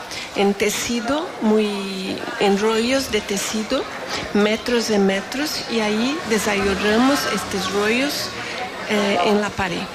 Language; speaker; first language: Spanish; non-native, fluent; Portuguese